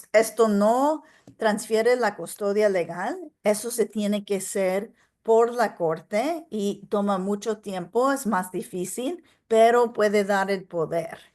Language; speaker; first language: Spanish; non-native, local second language; English